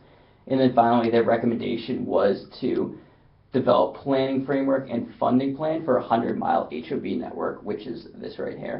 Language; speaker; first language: English; native; English